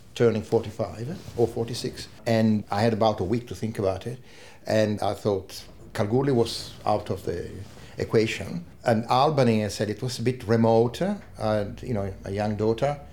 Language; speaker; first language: English; non-native, fluent; Italian